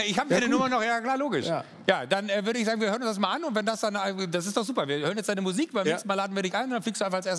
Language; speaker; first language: German; native; German